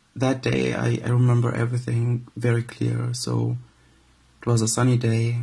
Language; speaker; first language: English; non-native, fluent; Arabic